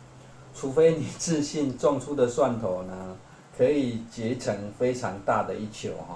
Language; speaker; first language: Chinese; native; Chinese